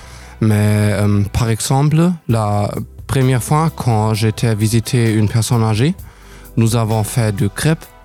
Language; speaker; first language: French; non-native, learner; German